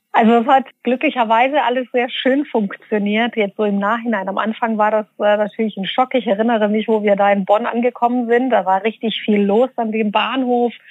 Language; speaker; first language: German; early bilingual, other home language; Bosnian